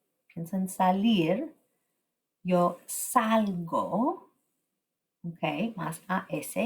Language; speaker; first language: Spanish; non-native, fluent; English